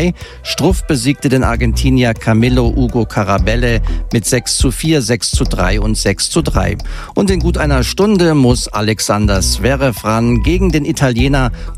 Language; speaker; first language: German; native; German